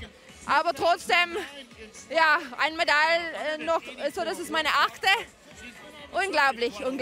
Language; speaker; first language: German; non-native, fluent; English